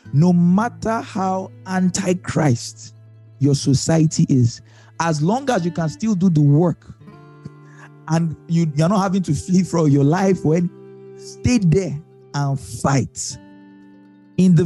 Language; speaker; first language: English; native; English